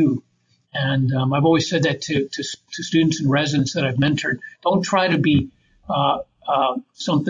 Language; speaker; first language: English; native; English